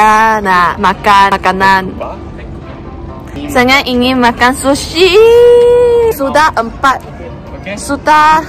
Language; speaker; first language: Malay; non-native, local second language; Chinese